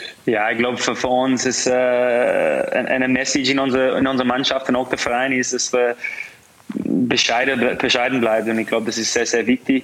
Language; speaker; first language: German; non-native, fluent; English